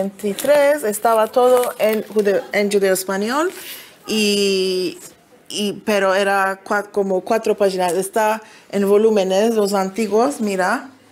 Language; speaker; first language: Spanish; early bilingual, heritage; Ladino